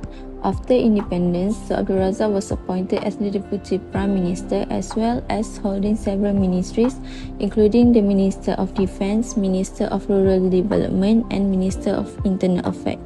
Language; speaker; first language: English; non-native, local second language; Malay